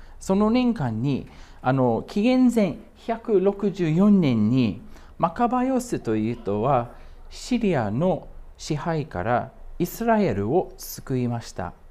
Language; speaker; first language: Japanese; non-native, fluent; English